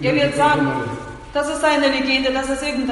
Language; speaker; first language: German; non-native, fluent; Russian